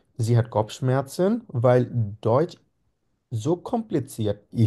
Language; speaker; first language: German; non-native, fluent; Bangla